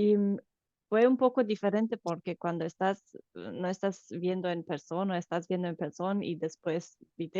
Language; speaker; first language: Spanish; non-native, fluent; Romanian